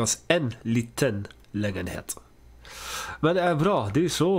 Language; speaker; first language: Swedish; non-native, learner; English